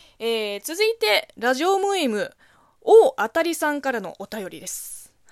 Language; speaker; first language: Japanese; non-native, fluent; Chinese